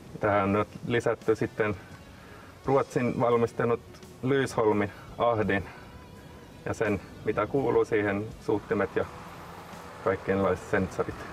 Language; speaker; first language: Finnish; non-native, local second language; Swedish